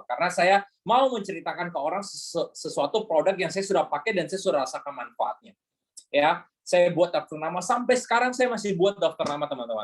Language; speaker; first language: Indonesian; native; Indonesian